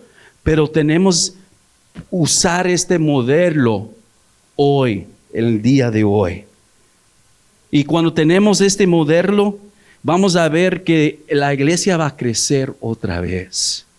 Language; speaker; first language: Spanish; early bilingual, heritage; English